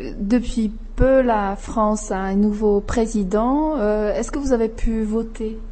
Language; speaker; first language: French; non-native, fluent; Czech